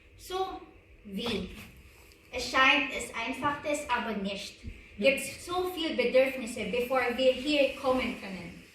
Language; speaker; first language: German; non-native, learner; Filipino